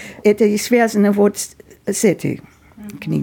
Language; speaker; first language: Russian; non-native, fluent; English